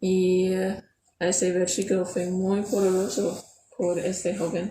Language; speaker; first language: Spanish; non-native, learner; English